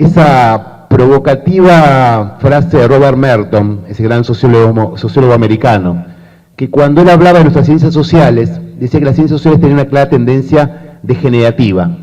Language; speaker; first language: Spanish; native; Spanish